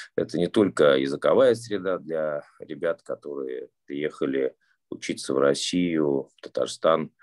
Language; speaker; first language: Russian; native; Russian